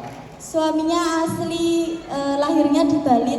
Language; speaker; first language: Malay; non-native, local second language; Javanese